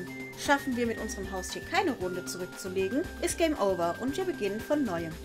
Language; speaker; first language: German; native; German